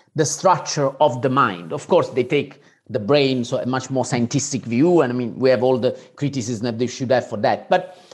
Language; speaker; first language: English; non-native, fluent; Italian